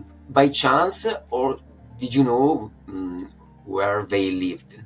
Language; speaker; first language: English; non-native, fluent; Italian